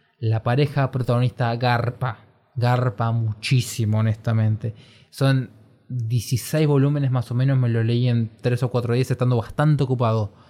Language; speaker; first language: Spanish; native; Spanish